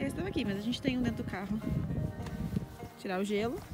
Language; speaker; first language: Portuguese; native; Portuguese